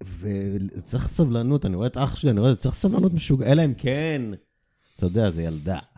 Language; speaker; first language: Hebrew; native; Hebrew